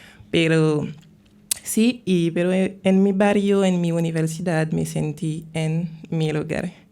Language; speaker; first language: Spanish; non-native, fluent; Haitian Creole